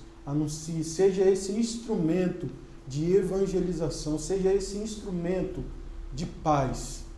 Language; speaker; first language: Portuguese; native; Portuguese